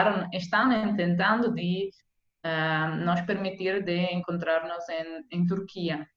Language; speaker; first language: Portuguese; non-native, fluent; Italian